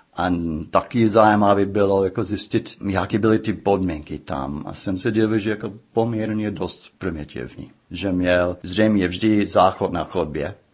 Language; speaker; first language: Czech; non-native, fluent; English